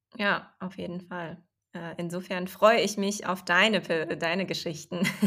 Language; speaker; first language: German; early bilingual, other home language; Chinese